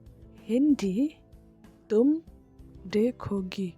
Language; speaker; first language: Hindi; non-native, local second language; Khasi